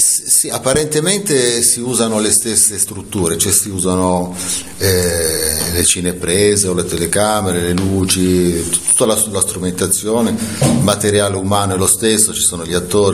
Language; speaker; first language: Italian; native; Italian